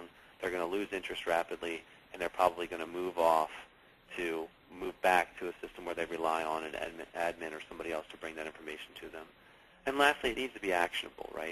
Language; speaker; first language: English; native; English